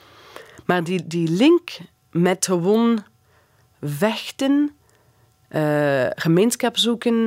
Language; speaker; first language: Dutch; non-native, fluent; English